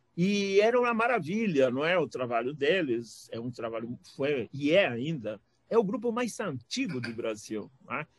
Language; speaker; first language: Portuguese; non-native, fluent; Spanish